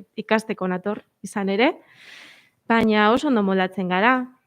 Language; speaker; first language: Basque; non-native, local second language; Spanish